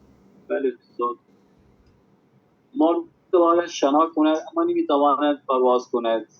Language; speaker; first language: Persian; non-native, learner; Urdu